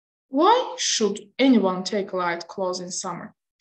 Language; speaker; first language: English; non-native, fluent; Azerbaijani